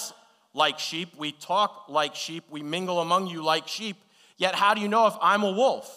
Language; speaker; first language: English; native; English